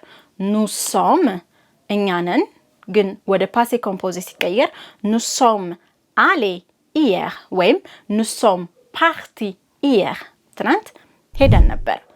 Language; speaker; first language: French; non-native, fluent; Amharic